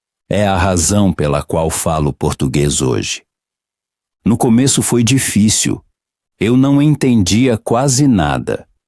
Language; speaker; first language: Portuguese; non-native, fluent; Polish